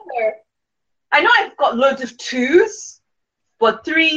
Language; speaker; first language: English; non-native, local second language; Yoruba